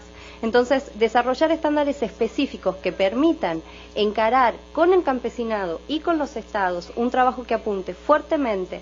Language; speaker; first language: Spanish; native; Spanish